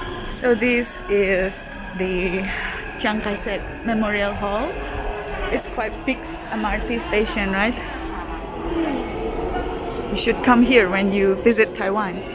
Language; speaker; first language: English; non-native, fluent; Indonesian